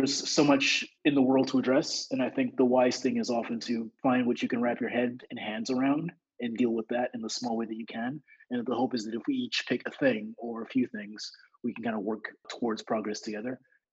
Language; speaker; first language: English; non-native, local second language; Yoruba